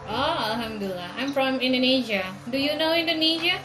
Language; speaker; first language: English; non-native, learner; Indonesian